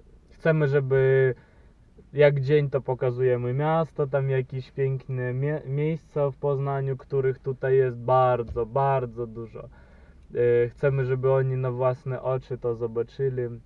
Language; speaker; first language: Polish; non-native, fluent; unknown